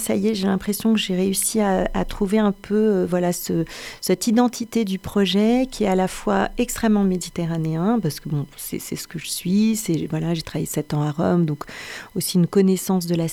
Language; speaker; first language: French; native; French